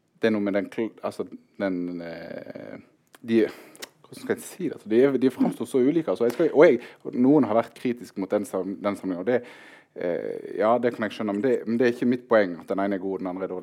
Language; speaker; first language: Norwegian; native; Norwegian